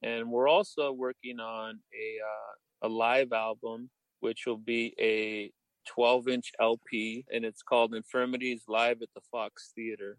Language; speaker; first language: English; native; English